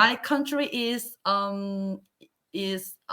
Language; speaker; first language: English; non-native, learner; Korean